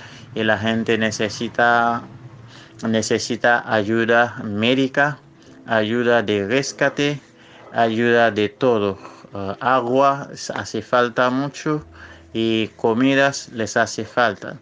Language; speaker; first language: Spanish; non-native, fluent; Haitian Creole